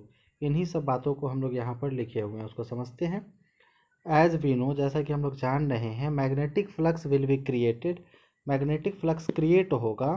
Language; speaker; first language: Hindi; native; Hindi